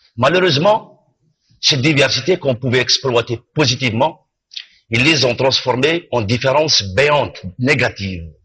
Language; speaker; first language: French; non-native, local second language; Kabyle